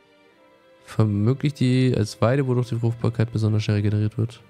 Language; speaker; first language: German; native; German